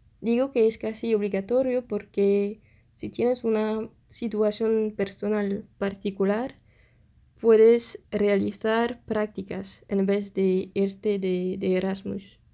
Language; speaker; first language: Spanish; non-native, fluent; French